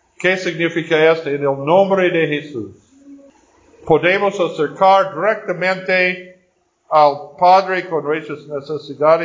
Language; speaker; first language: Spanish; non-native, fluent; Portuguese